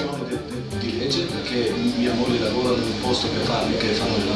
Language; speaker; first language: Italian; non-native, fluent; Albanian